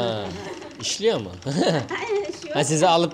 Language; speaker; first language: Turkish; native; Turkish